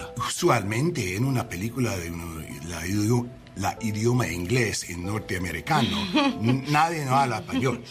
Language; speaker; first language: Spanish; non-native, learner; English